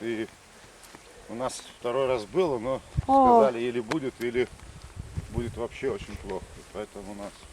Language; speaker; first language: Russian; native; Russian